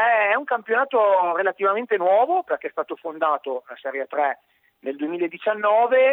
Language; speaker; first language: Italian; native; Italian